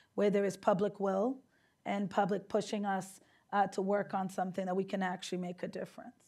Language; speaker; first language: English; native; English